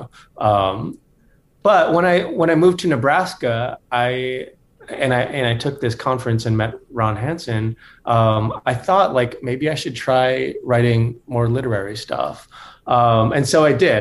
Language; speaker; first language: English; native; English